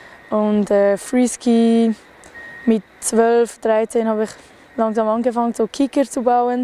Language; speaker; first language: German; non-native, local second language; French